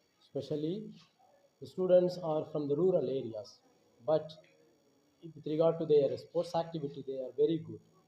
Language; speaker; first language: English; non-native, local second language; Bangla